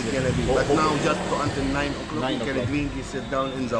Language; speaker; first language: English; non-native, learner; Arabic